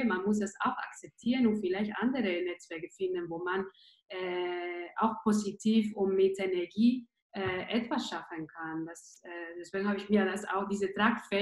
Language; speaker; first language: German; non-native, fluent; Spanish